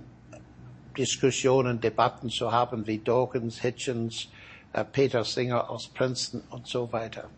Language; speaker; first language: German; non-native, fluent; English